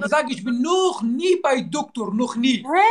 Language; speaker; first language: German; non-native, learner; Turkish